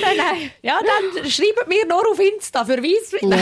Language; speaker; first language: German; native; German